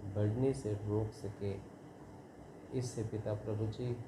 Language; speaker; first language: Hindi; non-native, local second language; Kannada